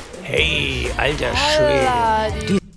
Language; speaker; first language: German; native; German